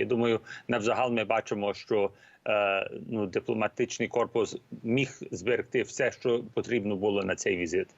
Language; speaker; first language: Ukrainian; early bilingual, heritage; Ukrainian